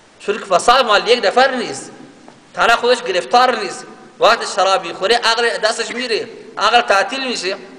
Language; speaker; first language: Persian; non-native, local second language; Baluchi